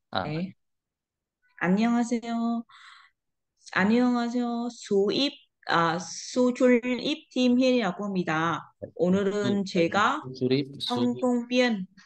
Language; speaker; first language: Korean; non-native, learner; Vietnamese